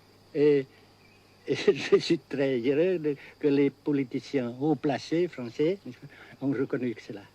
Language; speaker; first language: French; non-native, fluent; Vietnamese